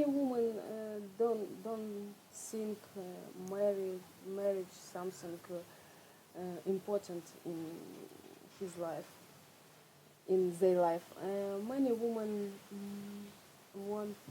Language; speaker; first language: English; non-native, learner; Russian